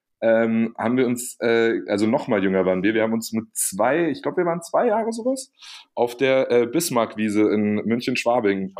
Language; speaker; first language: German; native; German